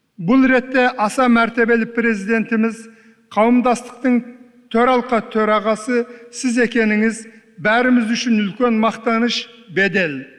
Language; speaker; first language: Kazakh; early bilingual, heritage; Kazakh